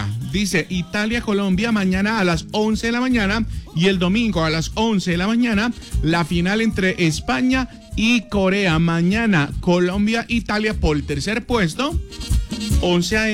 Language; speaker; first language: Spanish; native; Spanish